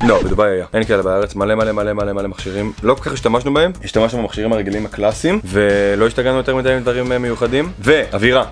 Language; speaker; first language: Hebrew; native; Hebrew